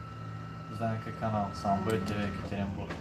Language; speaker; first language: Russian; non-native, fluent; Tajik